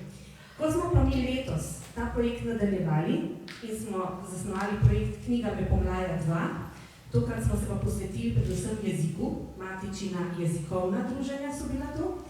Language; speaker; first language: Slovenian; native; Slovenian